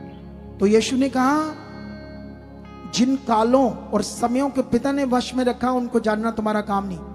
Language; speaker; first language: Hindi; native; Hindi